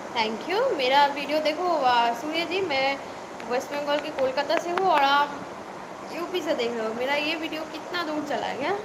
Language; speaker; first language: Hindi; non-native, local second language; Bangla